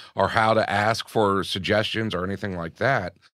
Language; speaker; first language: English; native; English